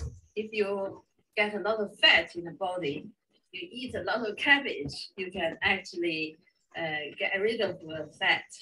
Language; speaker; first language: English; non-native, fluent; Chinese